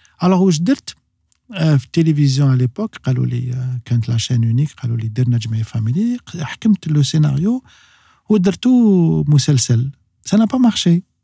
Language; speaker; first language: French; non-native, local second language; Arabic